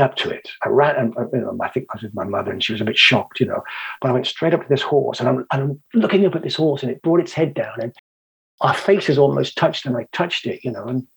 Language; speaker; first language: English; native; English